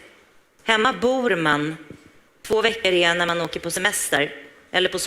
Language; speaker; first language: Swedish; native; Swedish